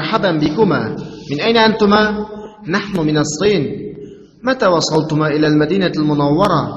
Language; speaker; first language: Arabic; non-native, fluent; Uyghur